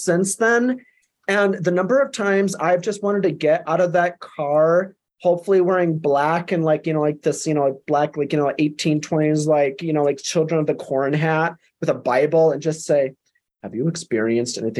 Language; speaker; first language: English; native; English